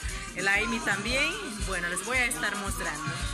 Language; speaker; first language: Spanish; native; Spanish